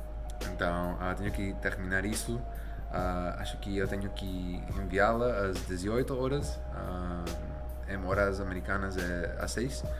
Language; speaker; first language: Portuguese; non-native, learner; Spanish